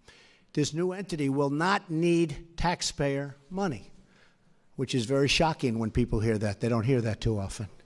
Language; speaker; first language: English; native; English